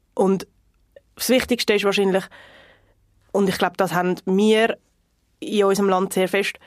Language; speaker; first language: German; non-native, fluent; Portuguese